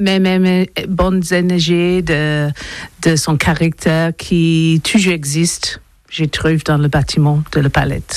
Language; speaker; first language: French; non-native, learner; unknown